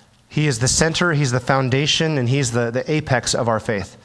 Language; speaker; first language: English; early bilingual, other home language; Chinese